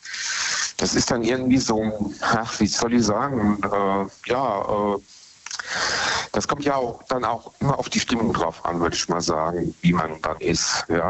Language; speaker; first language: German; native; German